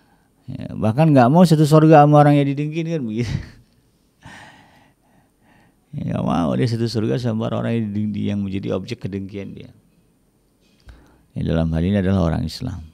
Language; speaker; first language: Indonesian; native; Indonesian